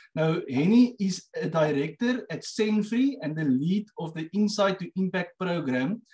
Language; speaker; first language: English; non-native, local second language; Afrikaans